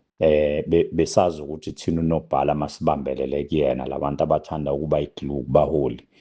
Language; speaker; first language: Zulu; native; Zulu